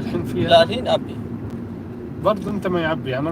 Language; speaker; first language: Arabic; non-native, learner; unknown